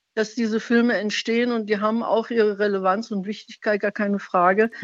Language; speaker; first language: German; non-native, fluent; Persian